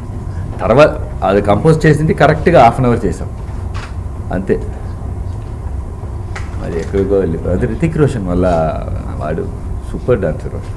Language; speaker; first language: Telugu; non-native, local second language; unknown